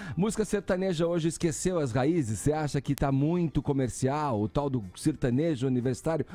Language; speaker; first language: Portuguese; native; Portuguese